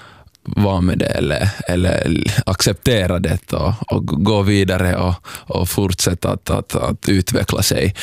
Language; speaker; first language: Swedish; non-native, local second language; Somali